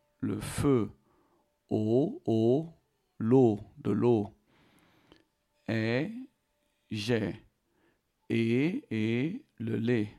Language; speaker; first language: French; non-native, learner; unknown